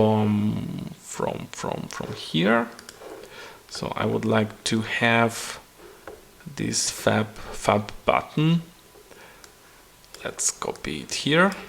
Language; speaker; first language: English; non-native, fluent; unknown